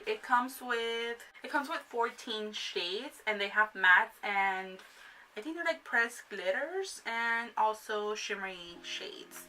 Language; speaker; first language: English; native; English